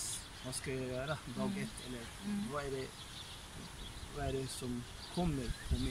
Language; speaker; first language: Swedish; non-native, fluent; Arabic